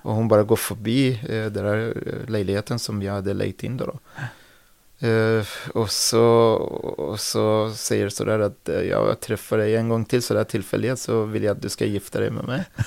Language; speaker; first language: Swedish; non-native, fluent; Persian